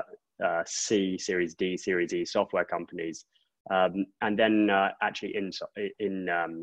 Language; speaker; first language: English; native; English